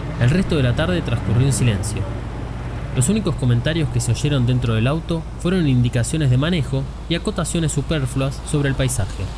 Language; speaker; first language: Spanish; native; Spanish